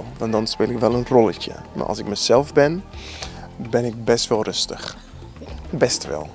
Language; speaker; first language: Dutch; non-native, fluent; English